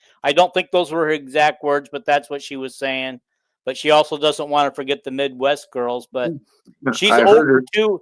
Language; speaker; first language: English; native; English